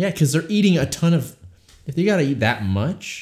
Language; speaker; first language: English; native; English